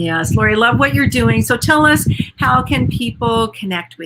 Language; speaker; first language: English; native; English